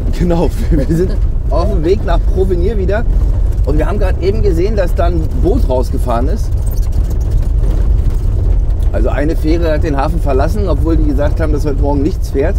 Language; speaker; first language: German; native; German